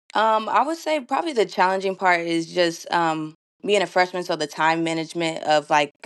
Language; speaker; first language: English; native; English